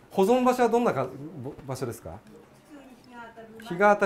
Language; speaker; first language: Japanese; native; Japanese